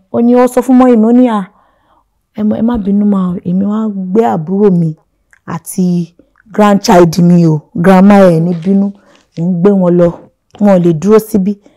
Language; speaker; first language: Yoruba; non-native, local second language; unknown